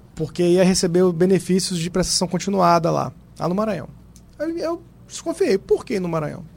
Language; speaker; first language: Portuguese; native; Portuguese